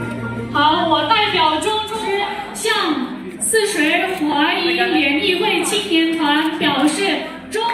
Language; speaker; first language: Chinese; non-native, fluent; Indonesian